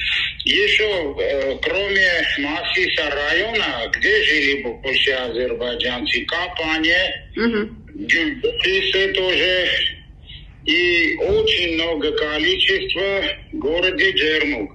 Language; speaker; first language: Russian; non-native, local second language; Armenian